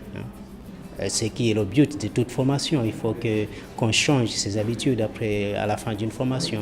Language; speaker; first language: French; native; French